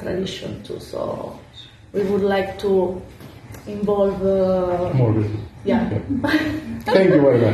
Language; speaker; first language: English; non-native, learner; Italian